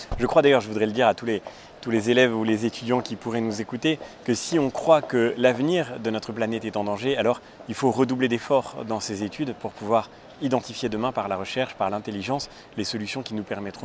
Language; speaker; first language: French; native; French